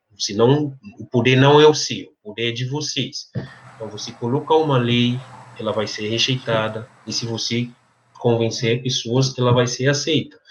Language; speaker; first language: Portuguese; non-native, fluent; French